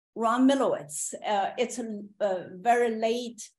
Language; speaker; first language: English; non-native, fluent; Chinese